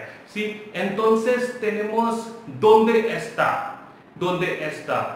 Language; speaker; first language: Spanish; non-native, local second language; Hindi